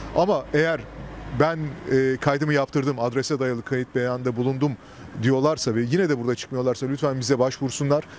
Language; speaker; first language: Turkish; native; Turkish